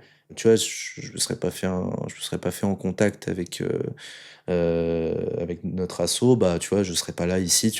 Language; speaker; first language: French; native; French